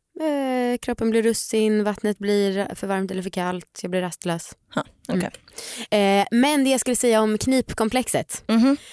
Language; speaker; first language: Swedish; native; Swedish